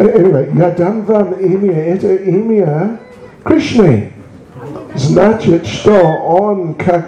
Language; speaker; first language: Russian; non-native, learner; English